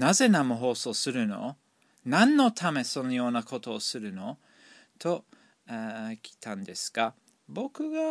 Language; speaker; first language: Japanese; non-native, fluent; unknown